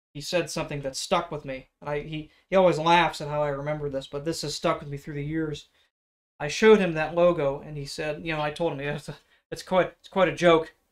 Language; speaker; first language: English; native; English